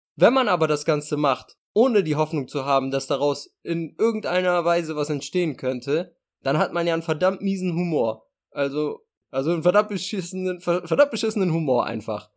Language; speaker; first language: German; native; German